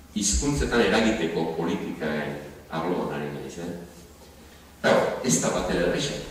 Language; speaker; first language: Basque; native; Basque